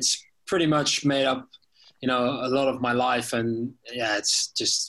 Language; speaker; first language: English; native; English